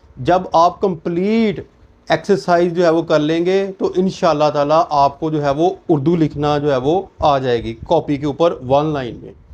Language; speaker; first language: Urdu; native; Urdu